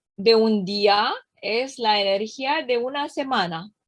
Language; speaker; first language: Spanish; non-native, learner; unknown